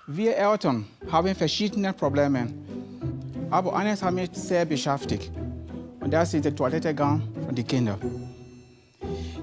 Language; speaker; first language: German; non-native, learner; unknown